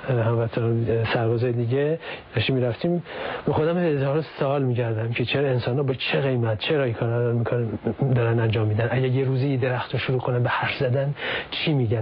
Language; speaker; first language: Persian; native; Persian